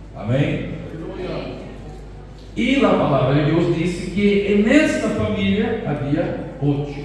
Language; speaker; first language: Spanish; non-native, fluent; Portuguese